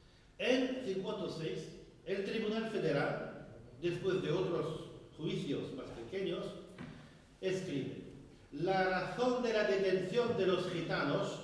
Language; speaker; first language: Spanish; non-native, fluent; French